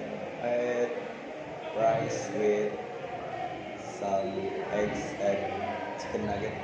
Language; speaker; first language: English; non-native, learner; Indonesian